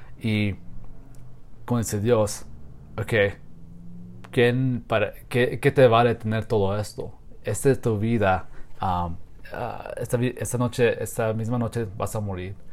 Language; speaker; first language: Spanish; non-native, learner; English